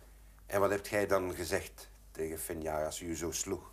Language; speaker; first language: Dutch; native; Dutch